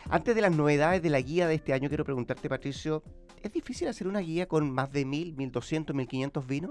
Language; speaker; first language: Spanish; native; Spanish